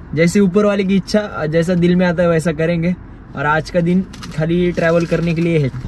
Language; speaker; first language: Hindi; non-native, local second language; Marathi